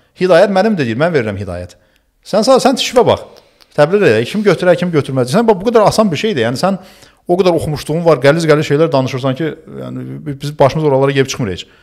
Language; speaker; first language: Azerbaijani; early bilingual, other home language; Turkish